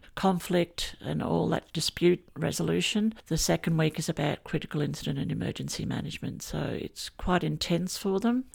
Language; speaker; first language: English; native; English